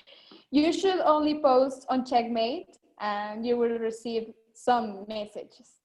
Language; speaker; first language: English; non-native, learner; Spanish